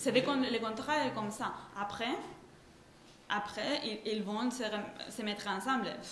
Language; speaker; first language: French; non-native, fluent; Spanish